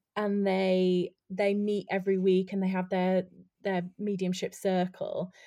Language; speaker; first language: English; native; English